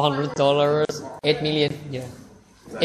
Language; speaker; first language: English; non-native, learner; Vietnamese